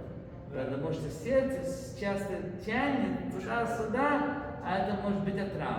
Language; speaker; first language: Russian; early bilingual, heritage; Russian